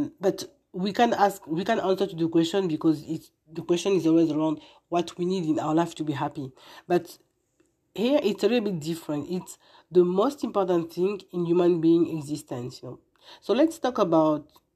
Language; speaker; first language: English; non-native, fluent; French